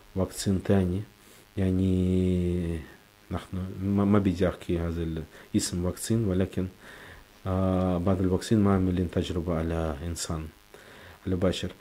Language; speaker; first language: Arabic; non-native, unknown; Russian